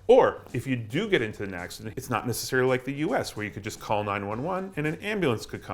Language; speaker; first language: English; native; English